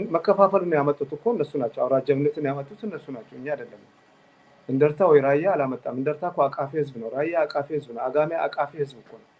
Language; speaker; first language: Amharic; non-native, local second language; Tigrinya